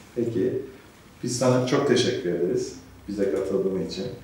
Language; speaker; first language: Turkish; native; Turkish